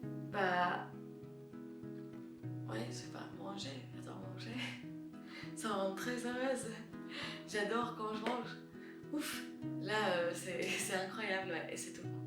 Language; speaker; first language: French; non-native, fluent; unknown